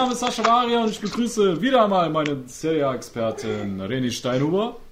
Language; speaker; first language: German; native; German